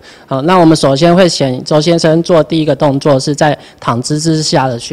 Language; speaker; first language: Chinese; native; Chinese